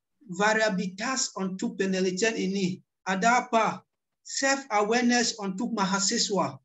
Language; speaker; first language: Indonesian; non-native, learner; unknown